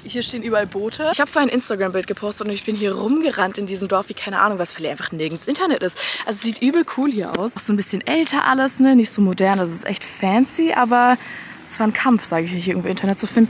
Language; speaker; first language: German; native; German